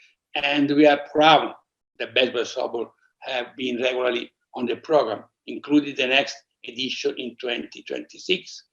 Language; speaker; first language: English; non-native, fluent; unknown